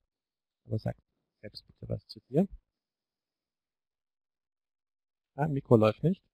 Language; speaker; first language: German; native; German